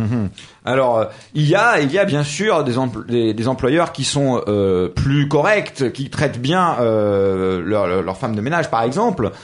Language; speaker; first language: French; native; French